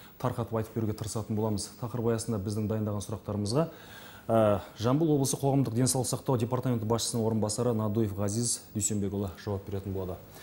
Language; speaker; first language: Kazakh; native; Kazakh